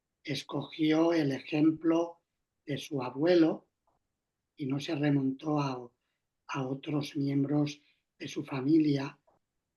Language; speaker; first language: Spanish; native; Spanish